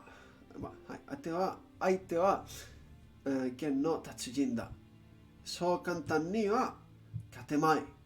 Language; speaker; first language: Japanese; non-native, learner; English